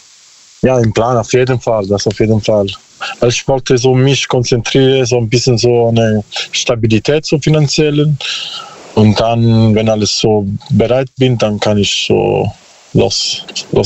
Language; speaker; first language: German; non-native, learner; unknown